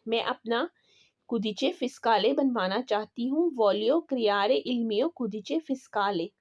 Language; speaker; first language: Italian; non-native, learner; Urdu